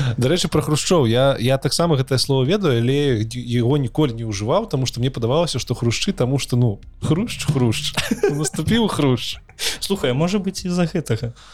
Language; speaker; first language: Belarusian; native; Belarusian